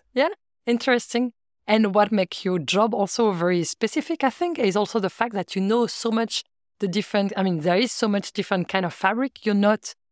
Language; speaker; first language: English; non-native, fluent; French